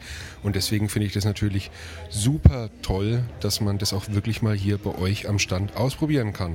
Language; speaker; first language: German; native; German